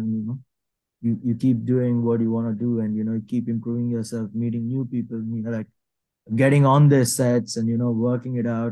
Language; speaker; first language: English; non-native, local second language; Telugu